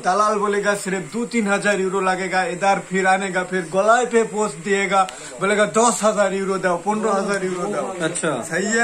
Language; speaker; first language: Hindi; non-native, learner; Bangla